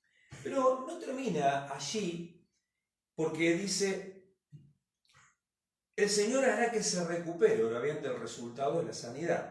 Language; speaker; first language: Spanish; native; Spanish